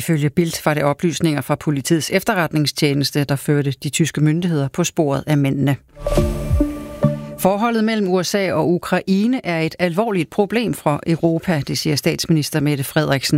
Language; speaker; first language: Danish; native; Danish